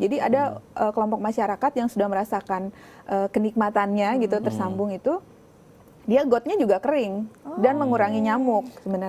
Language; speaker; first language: Indonesian; native; Indonesian